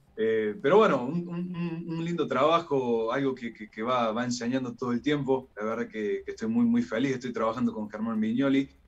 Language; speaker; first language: Spanish; native; Spanish